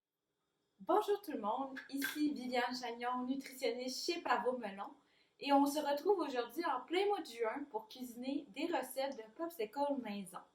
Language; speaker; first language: French; native; French